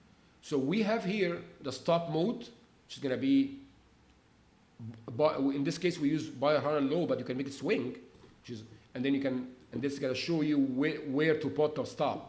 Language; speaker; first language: English; non-native, fluent; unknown